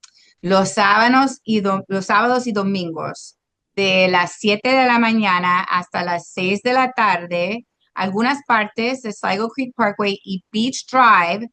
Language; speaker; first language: Spanish; non-native, local second language; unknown